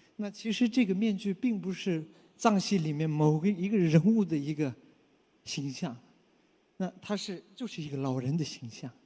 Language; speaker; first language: Chinese; non-native, local second language; Tibetan